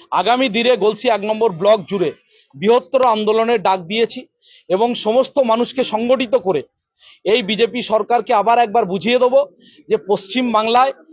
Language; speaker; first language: Bangla; native; Bangla